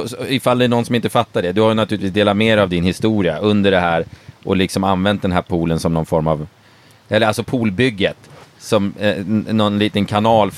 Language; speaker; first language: Swedish; native; Swedish